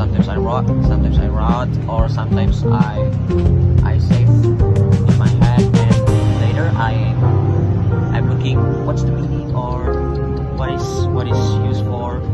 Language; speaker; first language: English; non-native, fluent; Indonesian